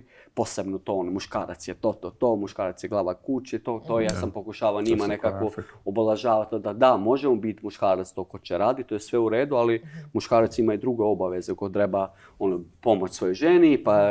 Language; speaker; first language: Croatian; non-native, learner; Albanian